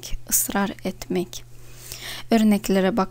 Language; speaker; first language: Turkish; non-native, fluent; Russian